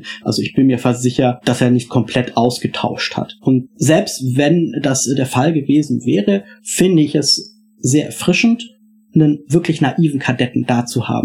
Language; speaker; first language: German; native; German